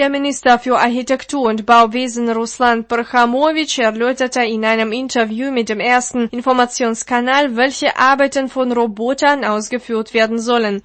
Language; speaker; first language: German; non-native, fluent; Russian